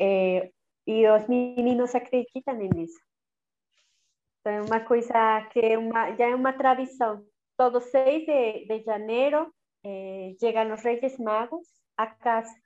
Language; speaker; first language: Portuguese; non-native, learner; Spanish